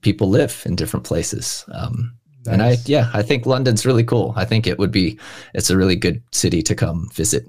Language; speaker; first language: English; native; English